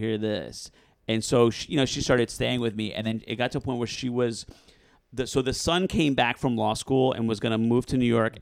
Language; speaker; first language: English; native; English